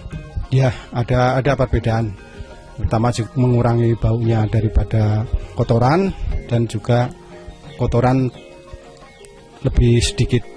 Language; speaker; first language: Indonesian; non-native, local second language; Javanese